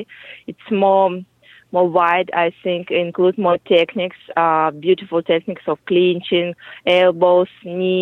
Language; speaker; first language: English; non-native, fluent; Russian